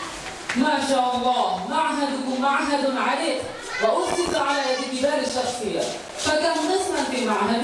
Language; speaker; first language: Arabic; non-native, learner; Bangla